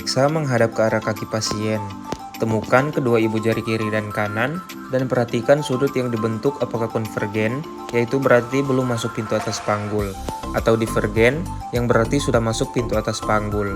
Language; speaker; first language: Indonesian; native; Indonesian